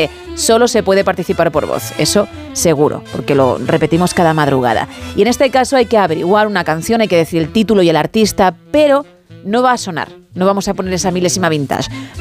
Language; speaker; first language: Spanish; native; Spanish